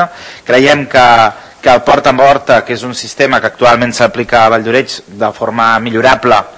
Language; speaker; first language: Catalan; native; Catalan